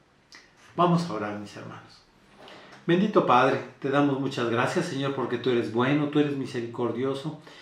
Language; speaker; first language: Spanish; native; Spanish